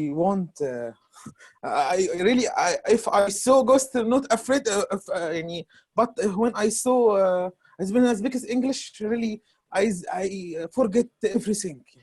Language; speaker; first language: English; non-native, learner; Arabic